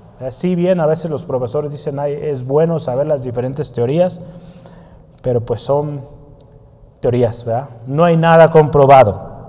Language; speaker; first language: Spanish; native; Spanish